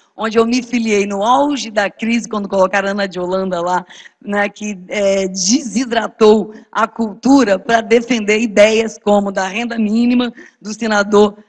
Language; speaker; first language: Portuguese; native; Portuguese